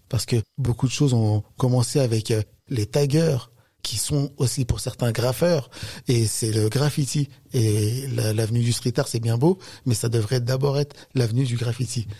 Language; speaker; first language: French; native; French